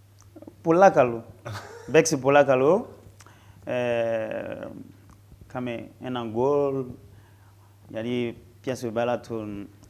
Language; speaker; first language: Greek; non-native, learner; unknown